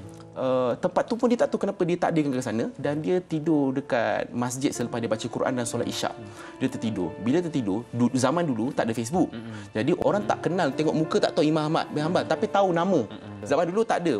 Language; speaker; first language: Malay; native; Malay